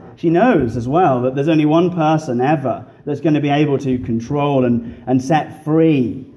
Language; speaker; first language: English; native; English